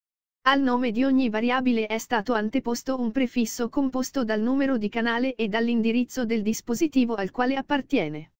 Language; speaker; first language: Italian; native; Italian